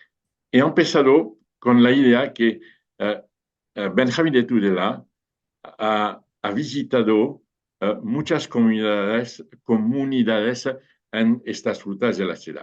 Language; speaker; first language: Spanish; non-native, fluent; French